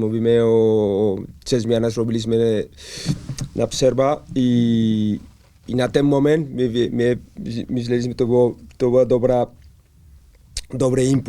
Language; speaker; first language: Polish; non-native, learner; Spanish